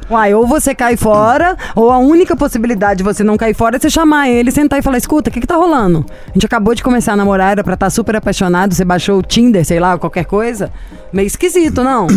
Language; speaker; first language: Portuguese; native; Portuguese